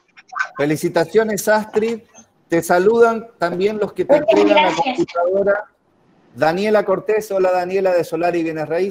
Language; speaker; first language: Spanish; native; Spanish